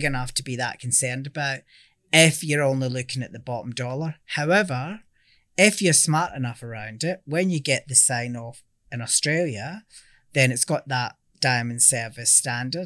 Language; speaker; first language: English; native; English